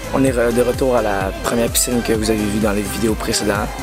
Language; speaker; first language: French; native; French